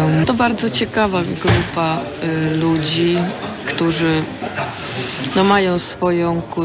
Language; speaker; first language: Polish; early bilingual, heritage; Polish